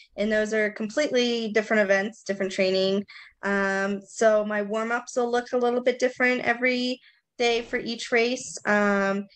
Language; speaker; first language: English; native; English